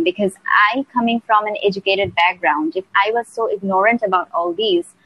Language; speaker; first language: English; non-native, local second language; Bangla